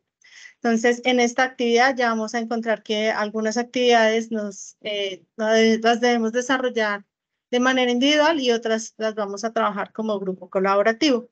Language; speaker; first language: Spanish; native; Spanish